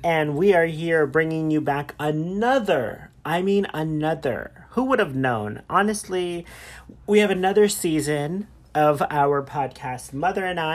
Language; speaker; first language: English; early bilingual, other home language; Spanish